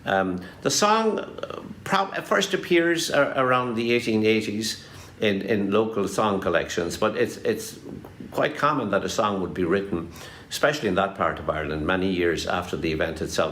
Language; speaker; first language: English; native; English